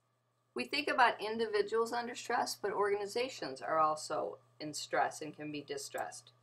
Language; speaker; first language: English; native; English